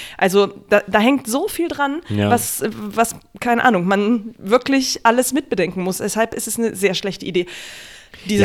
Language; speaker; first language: German; native; German